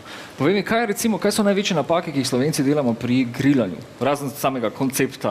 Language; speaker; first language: Slovenian; native; Slovenian